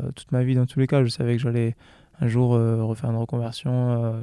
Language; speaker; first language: French; native; French